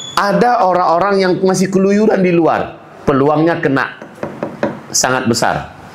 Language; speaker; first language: Malay; non-native, local second language; Minangkabau